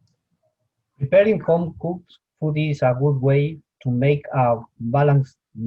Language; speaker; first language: English; non-native, learner; Spanish